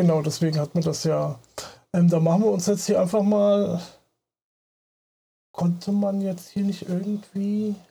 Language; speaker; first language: German; native; German